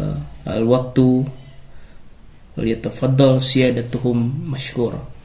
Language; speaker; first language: Arabic; non-native, learner; Indonesian